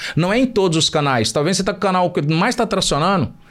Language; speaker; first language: Portuguese; native; Portuguese